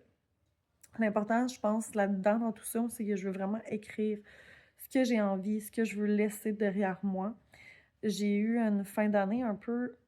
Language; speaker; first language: French; native; French